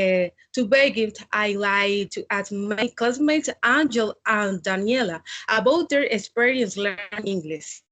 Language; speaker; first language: English; non-native, learner; Spanish